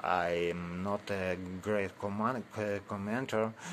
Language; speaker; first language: English; non-native, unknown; Russian